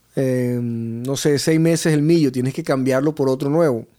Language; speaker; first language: Spanish; native; Spanish